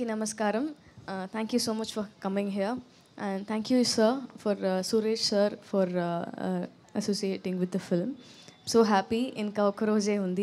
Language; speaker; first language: Telugu; non-native, learner; Tamil